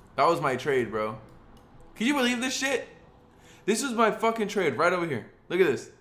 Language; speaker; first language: English; early bilingual, other home language; Spanish